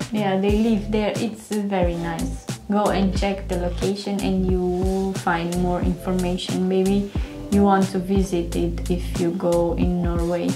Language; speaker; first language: English; non-native, learner; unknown